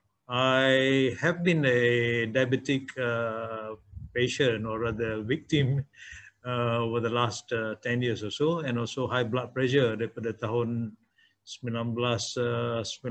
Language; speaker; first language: English; non-native, local second language; Malay